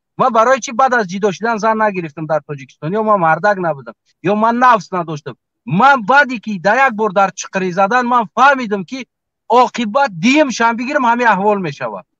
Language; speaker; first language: Tajik; native; Tajik